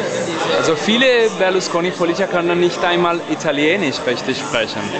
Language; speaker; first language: German; non-native, fluent; Italian